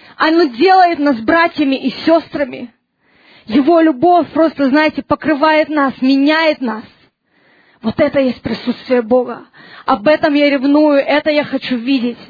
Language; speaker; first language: Russian; early bilingual, heritage; Russian